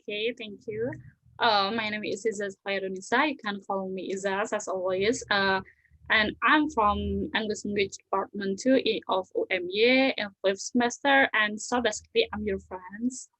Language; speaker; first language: English; non-native, learner; Indonesian